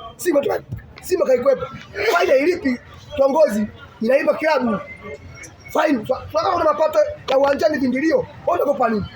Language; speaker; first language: Swahili; native; Swahili